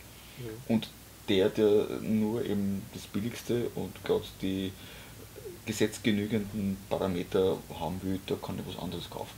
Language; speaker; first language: German; native; German